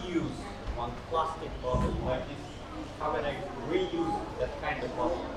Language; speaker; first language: English; non-native, fluent; Vietnamese